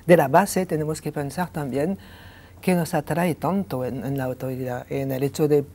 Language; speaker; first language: Spanish; non-native, fluent; French